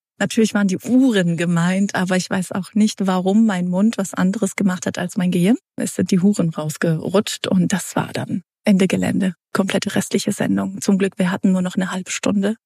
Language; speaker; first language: German; early bilingual, other home language; Romanian